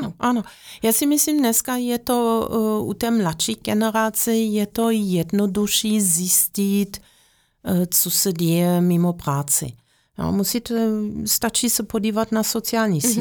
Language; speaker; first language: Czech; non-native, fluent; German